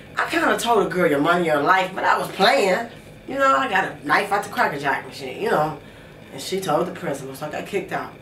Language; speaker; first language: English; native; English